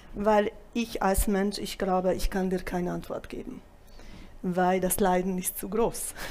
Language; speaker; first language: German; non-native, fluent; Italian